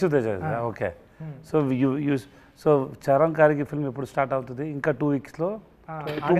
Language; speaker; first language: Telugu; non-native, learner; Tamil